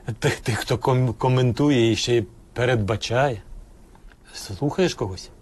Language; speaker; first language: Ukrainian; native; Ukrainian